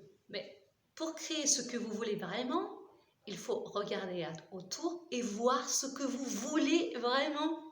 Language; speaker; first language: French; non-native, fluent; Russian